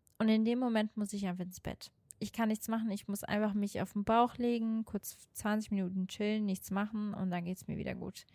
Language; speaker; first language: German; non-native, fluent; Portuguese